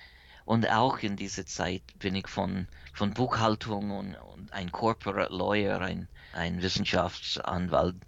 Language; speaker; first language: German; early bilingual, heritage; English